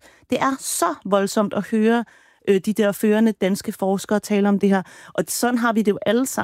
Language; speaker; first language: Danish; native; Danish